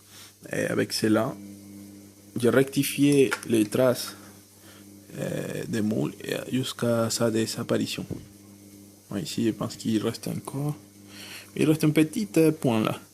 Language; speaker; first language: French; non-native, fluent; Spanish